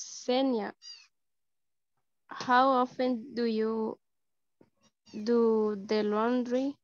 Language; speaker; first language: English; non-native, learner; Spanish